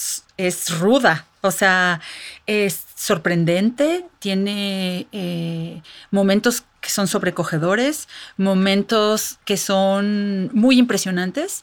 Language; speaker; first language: Spanish; native; Spanish